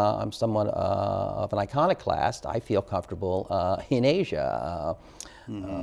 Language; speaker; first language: English; native; English